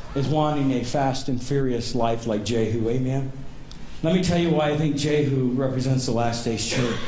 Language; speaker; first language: English; native; English